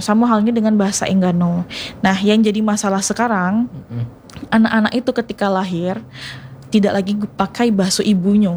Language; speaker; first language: Indonesian; non-native, local second language; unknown